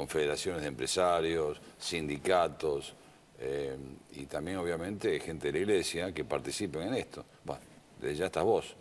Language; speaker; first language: Spanish; native; Spanish